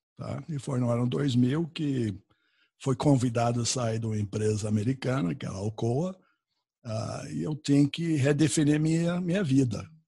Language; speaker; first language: Portuguese; non-native, fluent; English